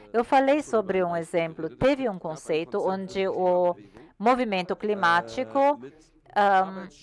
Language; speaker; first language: Portuguese; non-native, learner; German